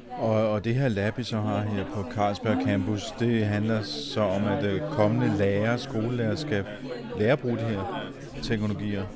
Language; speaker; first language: Danish; native; Danish